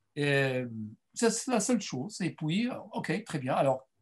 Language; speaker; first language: French; non-native, fluent; Portuguese